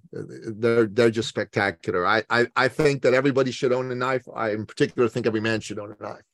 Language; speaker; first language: English; early bilingual, other home language; Persian